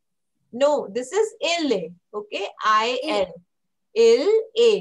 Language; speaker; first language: English; non-native, local second language; Hindi